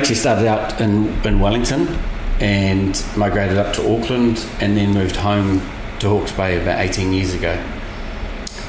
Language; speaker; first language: English; native; English